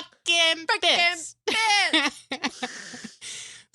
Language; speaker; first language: English; native; English